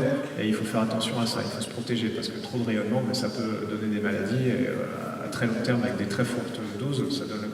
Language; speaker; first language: French; native; French